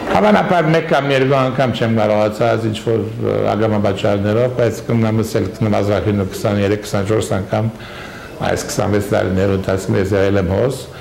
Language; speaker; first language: Armenian; early bilingual, heritage; Armenian